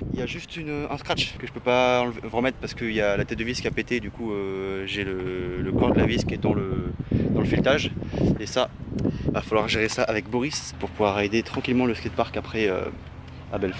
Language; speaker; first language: French; native; French